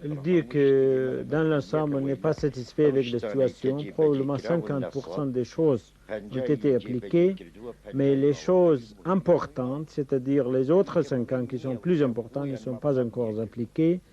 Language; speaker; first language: French; non-native, fluent; Kurdish